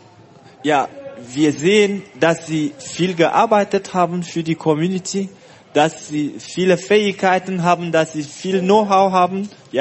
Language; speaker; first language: German; non-native, fluent; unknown